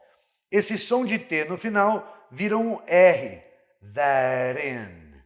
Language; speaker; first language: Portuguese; non-native, fluent; English